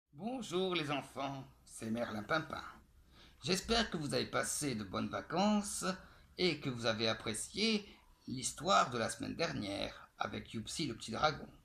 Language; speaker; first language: French; native; French